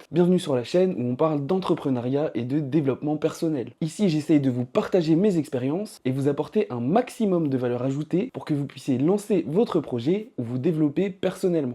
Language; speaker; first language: French; native; French